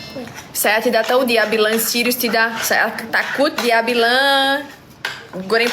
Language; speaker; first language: Indonesian; non-native, learner; Portuguese